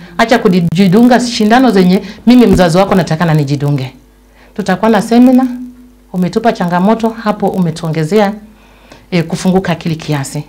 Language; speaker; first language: Swahili; non-native, local second language; Luyia